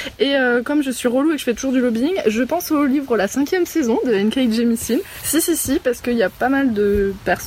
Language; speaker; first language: French; native; French